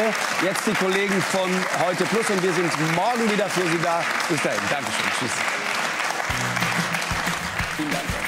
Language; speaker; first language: German; native; German